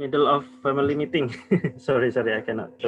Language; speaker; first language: English; non-native, learner; Indonesian